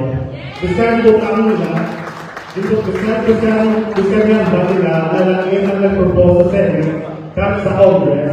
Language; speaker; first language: Filipino; non-native, local second language; Hiligaynon